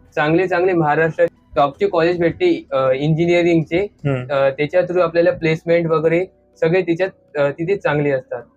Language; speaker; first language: Marathi; native; Marathi